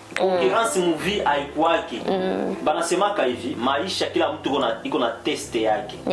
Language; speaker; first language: Swahili; native; Swahili